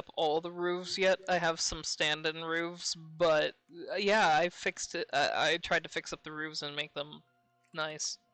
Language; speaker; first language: English; native; English